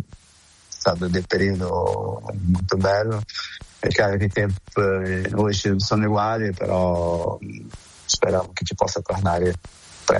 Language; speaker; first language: Italian; non-native, fluent; Portuguese